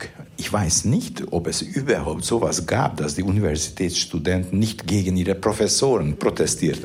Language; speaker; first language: German; non-native, fluent; Hungarian